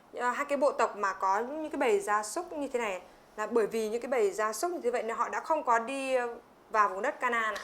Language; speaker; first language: Vietnamese; native; Vietnamese